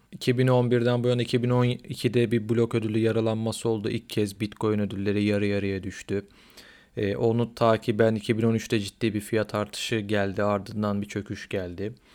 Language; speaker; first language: Turkish; native; Turkish